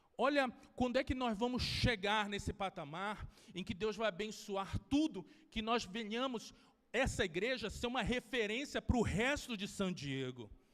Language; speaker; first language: Portuguese; native; Portuguese